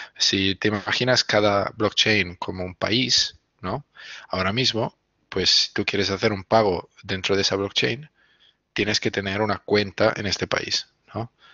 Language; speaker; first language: Spanish; non-native, fluent; Italian